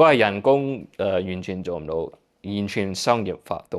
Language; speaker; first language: Cantonese; early bilingual, heritage; Cantonese